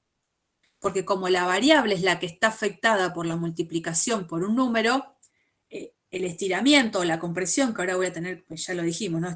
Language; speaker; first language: Spanish; native; Spanish